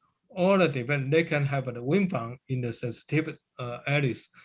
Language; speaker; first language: English; non-native, learner; Chinese